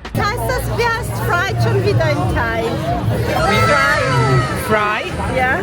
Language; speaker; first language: German; non-native, fluent; Thai